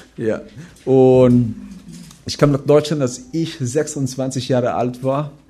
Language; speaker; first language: German; non-native, fluent; Filipino